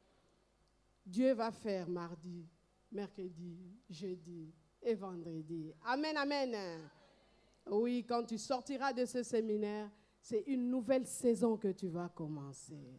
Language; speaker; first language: French; non-native, local second language; Lingala